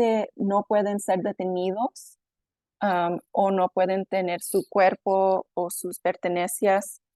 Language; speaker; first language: Spanish; non-native, fluent; English